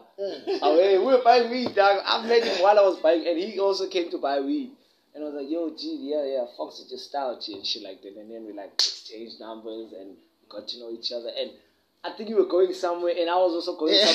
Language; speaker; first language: English; non-native, local second language; Xhosa